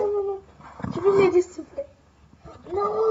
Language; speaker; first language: French; native; French